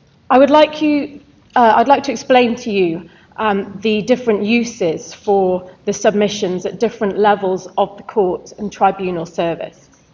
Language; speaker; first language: English; native; English